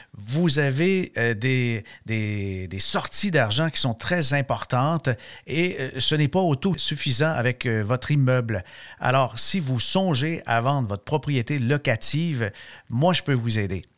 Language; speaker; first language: French; native; French